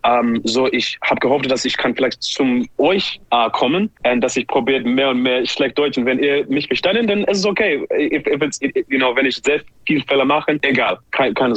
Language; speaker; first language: German; non-native, learner; English